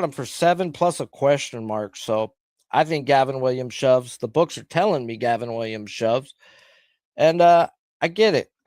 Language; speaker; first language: English; native; English